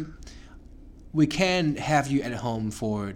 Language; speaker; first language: English; non-native, local second language; Cantonese